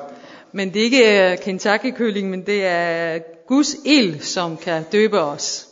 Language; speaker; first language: Danish; non-native, fluent; Persian